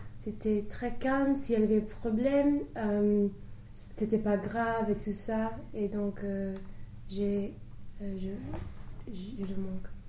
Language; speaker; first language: French; non-native, fluent; English